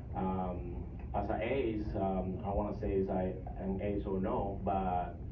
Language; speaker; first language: English; non-native, fluent; Spanish